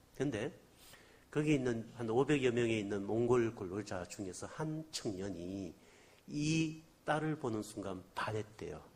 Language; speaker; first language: Korean; native; Korean